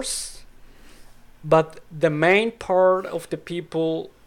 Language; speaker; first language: English; non-native, fluent; Swiss German